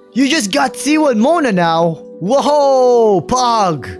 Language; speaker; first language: English; non-native, local second language; Filipino